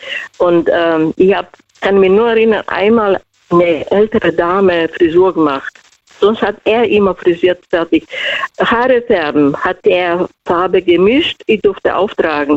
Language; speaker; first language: German; non-native, fluent; Slovenian